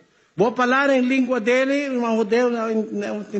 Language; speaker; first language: Portuguese; non-native, learner; Filipino